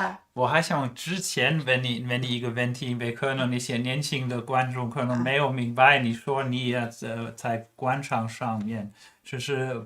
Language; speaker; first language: Chinese; non-native, fluent; German